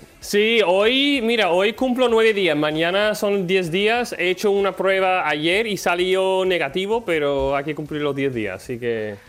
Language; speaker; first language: Spanish; non-native, fluent; English